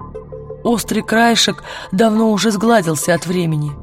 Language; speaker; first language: Russian; native; Russian